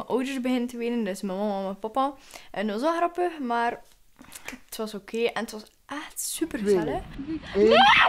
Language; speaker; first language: Dutch; native; Dutch